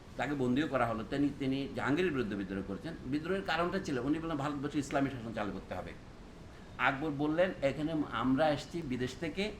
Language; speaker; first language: Bangla; non-native, local second language; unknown